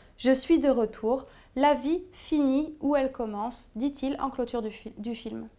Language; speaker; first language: French; native; French